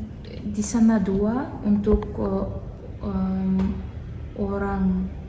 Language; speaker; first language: Indonesian; non-native, learner; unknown